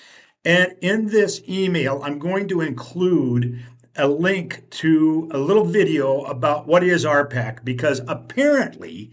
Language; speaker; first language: English; native; English